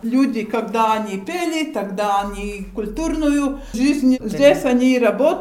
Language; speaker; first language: Russian; non-native, local second language; Latvian